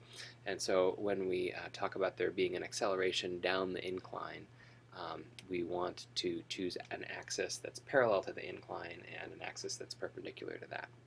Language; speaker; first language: English; native; English